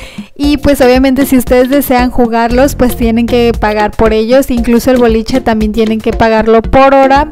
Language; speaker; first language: Spanish; native; Spanish